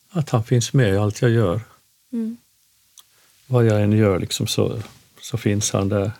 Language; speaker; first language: Swedish; native; Swedish